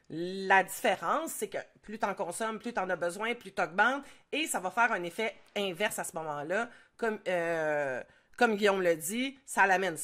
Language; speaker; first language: French; native; French